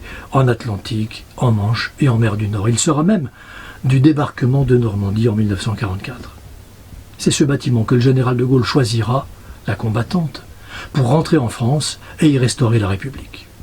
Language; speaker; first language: French; native; French